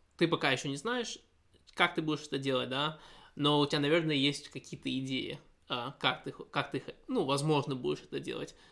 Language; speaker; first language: Russian; early bilingual, heritage; Russian